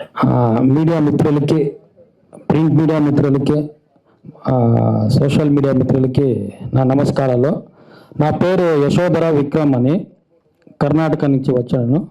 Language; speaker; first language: Telugu; non-native, learner; Kannada